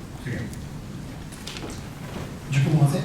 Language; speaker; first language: French; non-native, fluent; Japanese